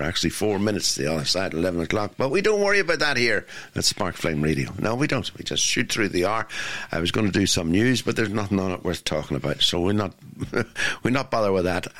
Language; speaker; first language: English; native; English